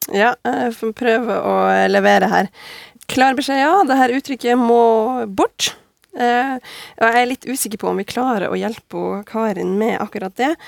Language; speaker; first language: Norwegian; native; Norwegian